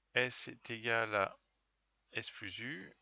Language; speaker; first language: French; native; French